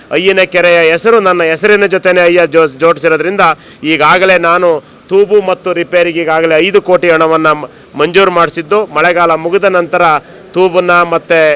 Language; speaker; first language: Kannada; native; Kannada